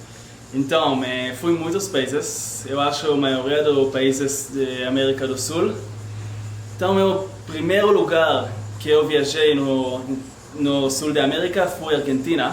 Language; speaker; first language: Portuguese; non-native, learner; Hebrew